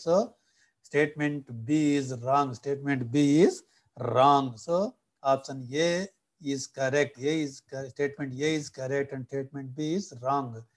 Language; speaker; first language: English; non-native, local second language; Telugu